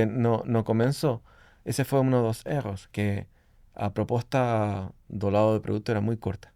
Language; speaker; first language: Portuguese; non-native, fluent; Spanish